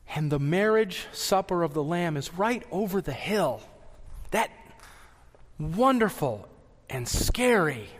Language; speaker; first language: English; native; English